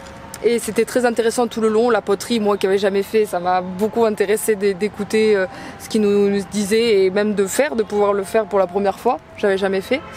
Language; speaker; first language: French; native; French